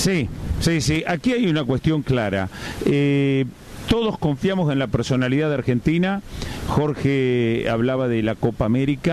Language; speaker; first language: Spanish; native; Spanish